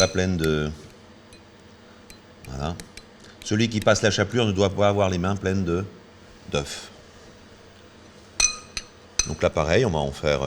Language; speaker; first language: French; native; French